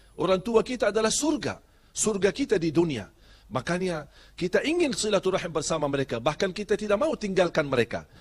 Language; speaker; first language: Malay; non-native, fluent; Arabic